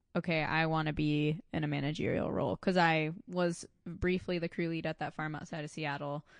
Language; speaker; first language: English; native; English